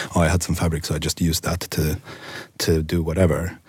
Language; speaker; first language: English; non-native, fluent; Swedish